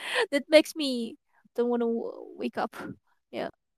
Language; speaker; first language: English; non-native, learner; Indonesian